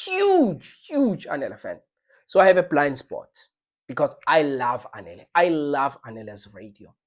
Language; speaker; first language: English; non-native, local second language; Zulu